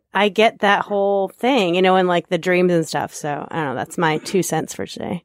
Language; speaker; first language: English; native; English